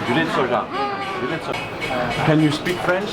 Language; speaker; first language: French; native; French